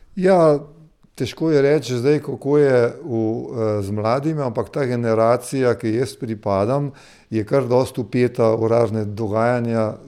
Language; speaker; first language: Slovenian; native; Slovenian